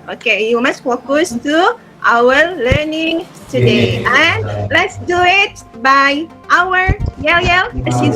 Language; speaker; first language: English; non-native, fluent; Indonesian